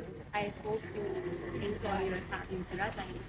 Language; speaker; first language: English; non-native, learner; Thai